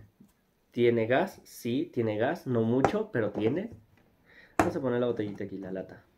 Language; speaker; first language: Spanish; native; Spanish